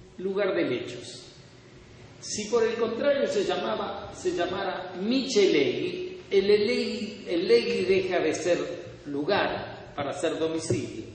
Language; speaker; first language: Spanish; native; Spanish